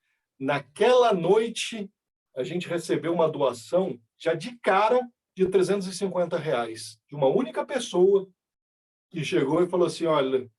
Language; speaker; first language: Portuguese; native; Portuguese